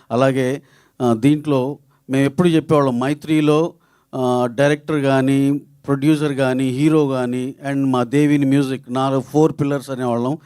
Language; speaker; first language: Telugu; native; Telugu